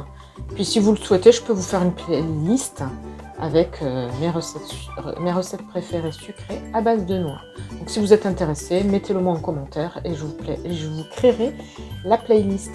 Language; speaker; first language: French; native; French